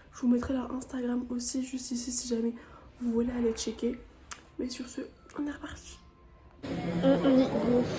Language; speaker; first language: French; native; French